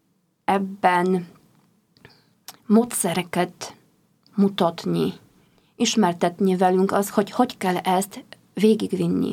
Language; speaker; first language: Hungarian; non-native, fluent; Polish